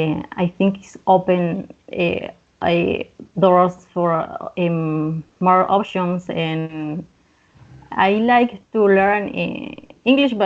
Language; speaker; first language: English; non-native, learner; Spanish